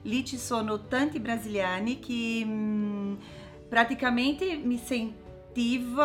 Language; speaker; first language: Italian; non-native, learner; Portuguese